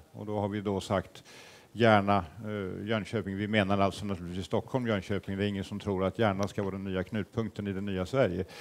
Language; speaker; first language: Swedish; native; Swedish